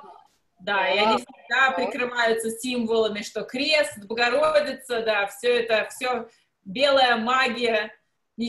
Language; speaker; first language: Russian; native; Russian